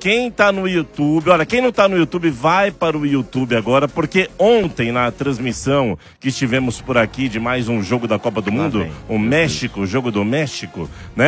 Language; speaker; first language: Portuguese; native; Portuguese